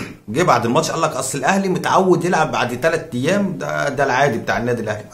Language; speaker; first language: Arabic; native; Arabic